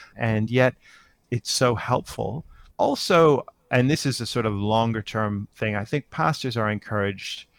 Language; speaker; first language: English; native; English